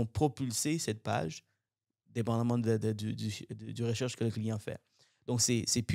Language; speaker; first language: French; native; French